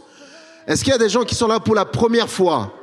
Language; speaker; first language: French; native; French